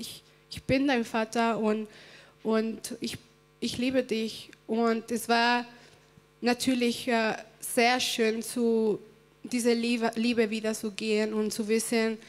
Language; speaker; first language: German; non-native, fluent; Spanish